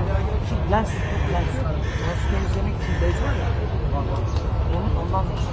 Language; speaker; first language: Turkish; native; Turkish